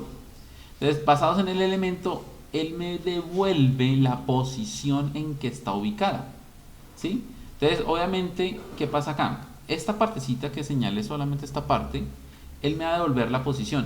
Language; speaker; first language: Spanish; native; Spanish